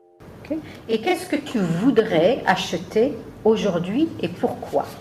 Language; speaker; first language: French; non-native, fluent; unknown